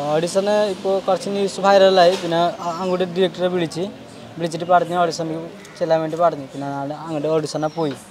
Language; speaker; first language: Malayalam; non-native, learner; Odia